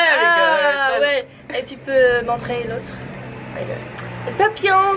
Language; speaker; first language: French; non-native, learner; English